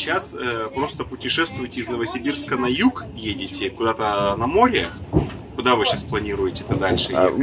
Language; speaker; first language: Russian; native; Russian